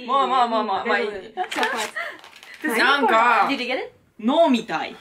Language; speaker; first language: Japanese; non-native, learner; Russian